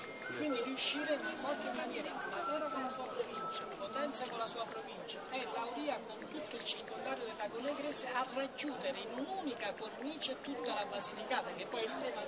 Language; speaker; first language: Italian; native; Italian